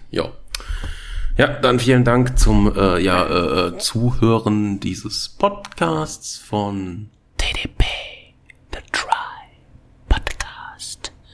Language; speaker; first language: German; native; German